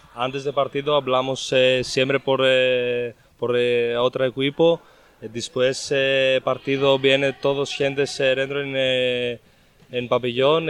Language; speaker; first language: Spanish; non-native, learner; Greek